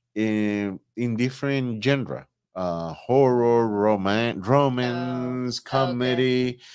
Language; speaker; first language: English; non-native, fluent; Spanish